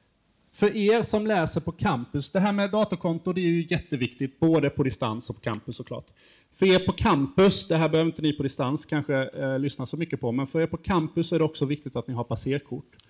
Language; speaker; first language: Swedish; native; Swedish